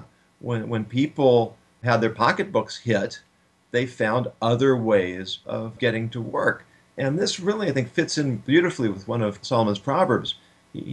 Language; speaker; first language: English; native; English